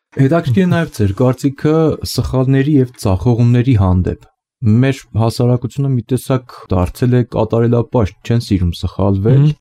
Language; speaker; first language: Armenian; native; Armenian